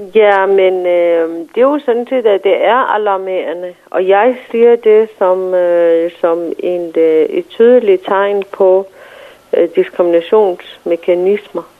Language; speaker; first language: Danish; non-native, fluent; Persian